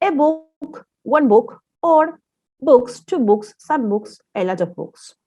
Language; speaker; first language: English; non-native, fluent; Spanish